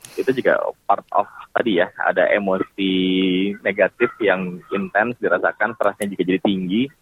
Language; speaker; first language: Indonesian; native; Indonesian